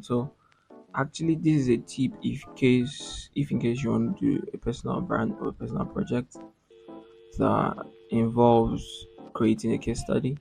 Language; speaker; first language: English; non-native, local second language; Yoruba